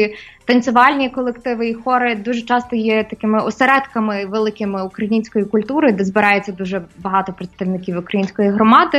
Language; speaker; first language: Ukrainian; native; Ukrainian